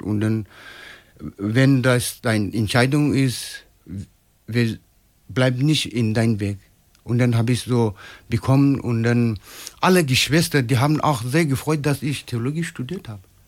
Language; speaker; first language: German; non-native, learner; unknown